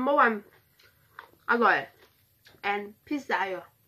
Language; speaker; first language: Korean; non-native, learner; Thai